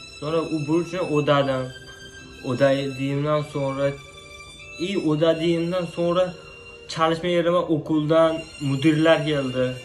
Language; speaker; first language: Turkish; non-native, learner; Uzbek